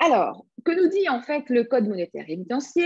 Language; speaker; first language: French; native; French